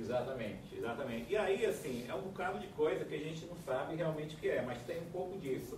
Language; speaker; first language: Portuguese; native; Portuguese